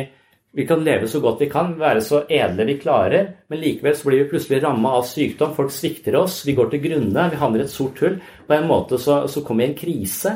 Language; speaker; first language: Norwegian; native; Norwegian